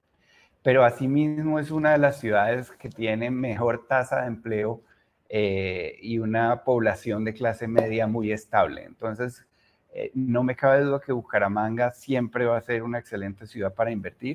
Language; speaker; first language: Spanish; native; Spanish